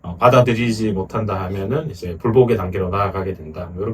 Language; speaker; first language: Korean; native; Korean